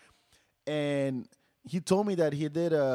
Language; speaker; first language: English; non-native, fluent; Wolof